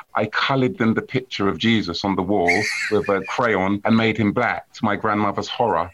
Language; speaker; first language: English; native; English